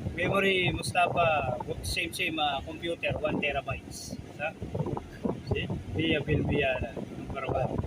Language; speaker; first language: English; non-native, local second language; Filipino